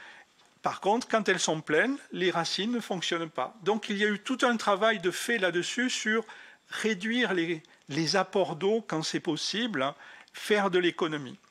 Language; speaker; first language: French; native; French